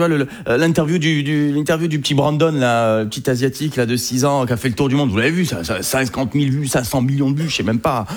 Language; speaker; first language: French; native; French